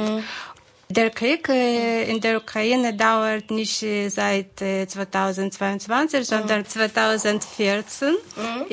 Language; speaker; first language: German; non-native, fluent; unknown